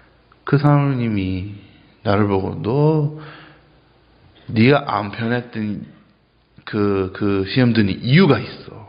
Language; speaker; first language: Korean; non-native, fluent; English